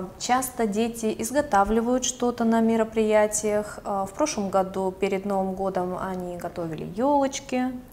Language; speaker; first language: Russian; native; Russian